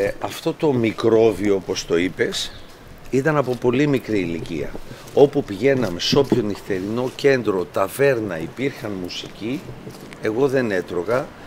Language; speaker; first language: Greek; early bilingual, other home language; English